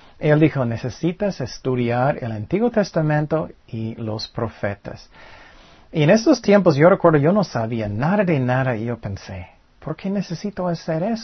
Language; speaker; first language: Spanish; non-native, fluent; English